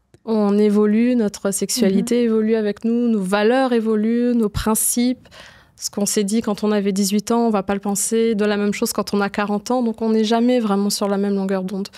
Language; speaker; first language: French; native; French